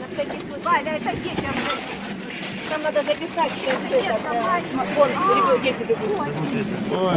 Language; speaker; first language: Russian; native; Russian